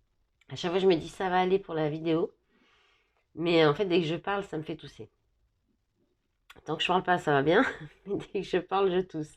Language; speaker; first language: French; native; French